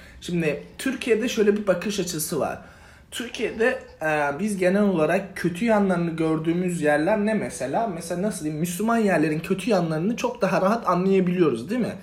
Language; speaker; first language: Turkish; native; Turkish